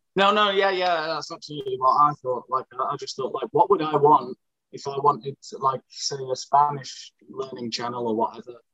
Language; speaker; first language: English; native; English